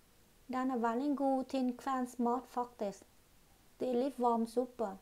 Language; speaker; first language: Norwegian; non-native, learner; Vietnamese